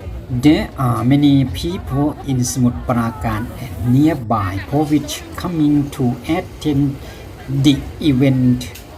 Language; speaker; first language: English; non-native, learner; Thai